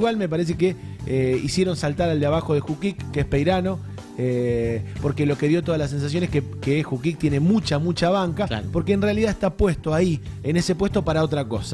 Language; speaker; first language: Spanish; native; Spanish